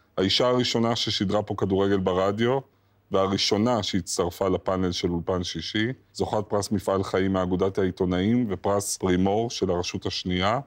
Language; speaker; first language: Hebrew; native; Hebrew